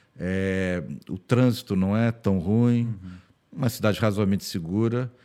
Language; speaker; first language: Portuguese; early bilingual, heritage; Portuguese